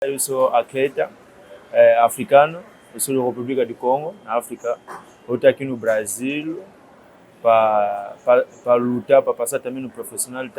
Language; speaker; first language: Portuguese; non-native, learner; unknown